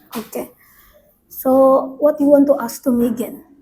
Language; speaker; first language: English; non-native, learner; Indonesian